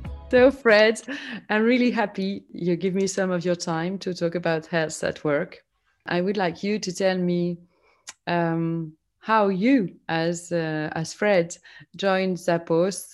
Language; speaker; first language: English; non-native, fluent; French